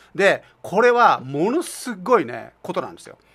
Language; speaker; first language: Japanese; native; Japanese